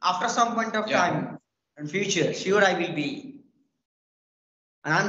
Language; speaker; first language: English; non-native, learner; Hindi